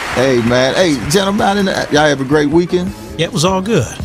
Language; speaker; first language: English; native; English